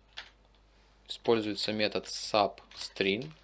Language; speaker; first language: Russian; native; Russian